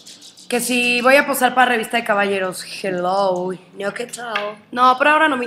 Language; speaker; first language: Spanish; native; Spanish